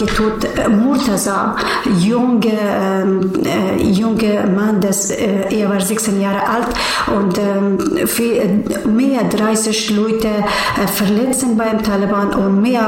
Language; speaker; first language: German; non-native, learner; Persian